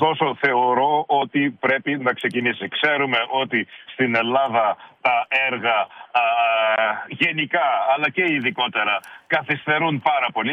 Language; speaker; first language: Greek; native; Greek